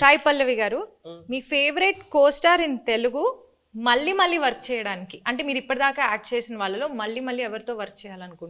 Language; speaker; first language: Telugu; native; Telugu